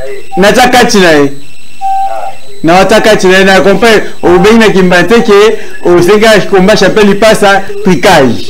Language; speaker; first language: French; non-native, local second language; Lingala